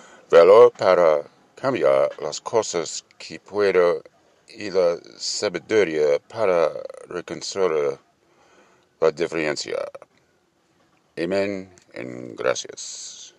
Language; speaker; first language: Spanish; non-native, learner; English